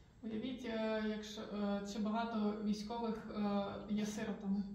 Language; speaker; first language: Ukrainian; native; Ukrainian